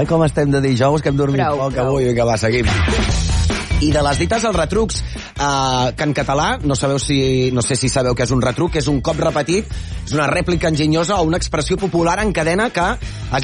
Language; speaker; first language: Catalan; native; Catalan